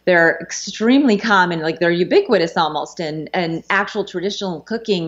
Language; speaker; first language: English; native; English